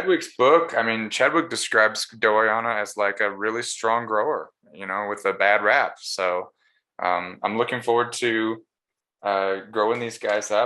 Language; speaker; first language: English; native; English